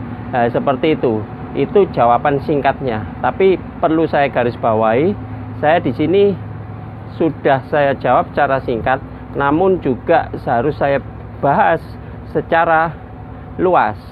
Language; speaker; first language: Indonesian; native; Indonesian